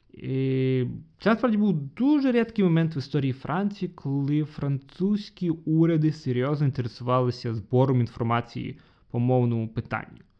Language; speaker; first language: Ukrainian; non-native, local second language; Russian